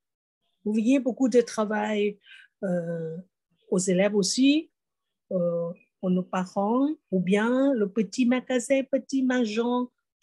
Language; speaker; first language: French; non-native, fluent; Thai